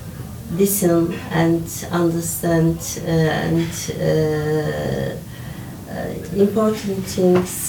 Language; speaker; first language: English; non-native, learner; Turkish